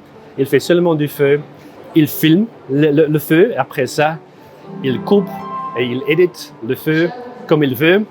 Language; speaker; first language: French; non-native, fluent; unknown